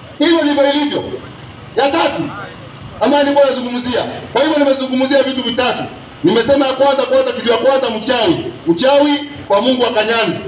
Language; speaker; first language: Swahili; non-native, local second language; Kikuyu